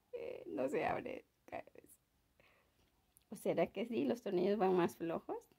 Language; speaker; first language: Spanish; native; Spanish